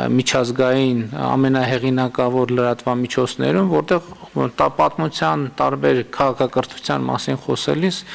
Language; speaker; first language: Armenian; native; Armenian